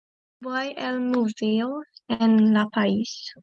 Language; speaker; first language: Spanish; non-native, learner; English